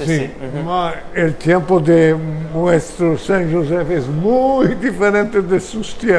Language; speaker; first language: Spanish; early bilingual, heritage; Ladino